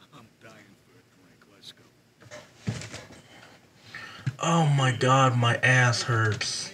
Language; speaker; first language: English; native; English